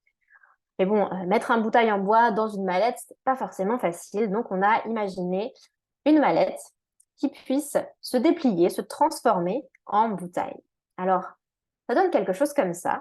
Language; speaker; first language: French; native; French